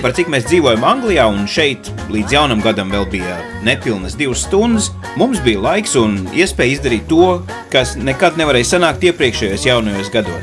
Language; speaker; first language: Latvian; native; Latvian